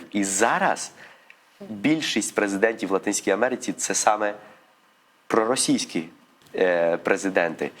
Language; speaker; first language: Ukrainian; early bilingual, other home language; Spanish